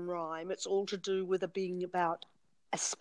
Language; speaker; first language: English; native; English